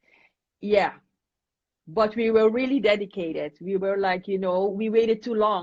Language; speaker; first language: English; non-native, fluent; Dutch